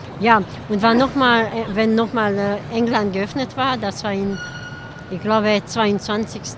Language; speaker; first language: German; non-native, learner; Hungarian